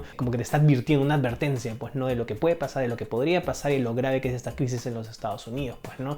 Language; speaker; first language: Spanish; native; Spanish